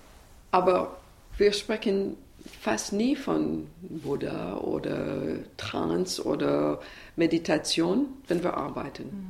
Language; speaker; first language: German; non-native, learner; English